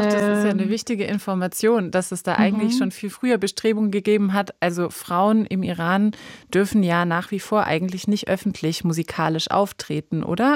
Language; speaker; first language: German; native; German